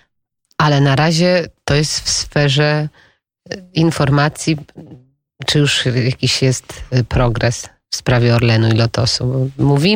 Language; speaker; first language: Polish; native; Polish